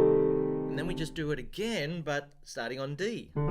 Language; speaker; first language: English; native; English